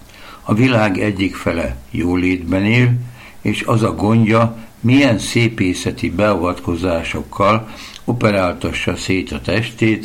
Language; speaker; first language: Hungarian; native; Hungarian